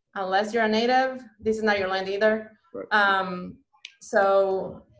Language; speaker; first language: English; non-native, fluent; Spanish